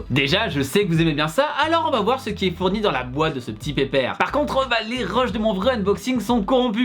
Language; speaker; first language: French; native; French